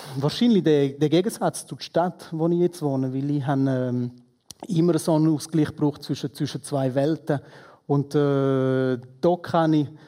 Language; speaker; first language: German; non-native, local second language; Romansh